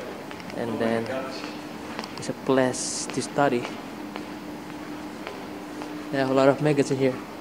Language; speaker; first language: English; non-native, learner; Indonesian